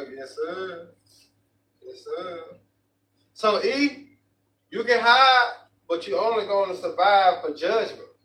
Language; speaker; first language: English; native; English